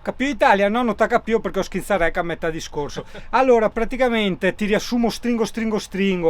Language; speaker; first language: Italian; native; Italian